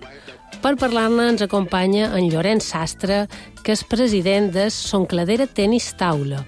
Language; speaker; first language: Catalan; native; Catalan